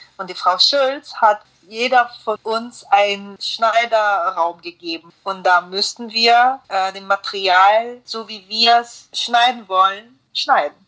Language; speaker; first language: German; non-native, fluent; Korean